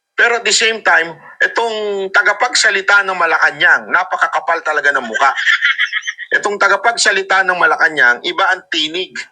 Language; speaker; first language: Filipino; native; Filipino